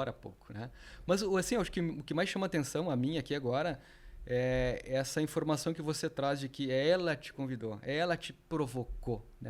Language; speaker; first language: Portuguese; native; Portuguese